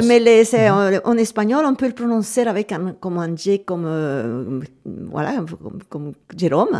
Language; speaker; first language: French; native; French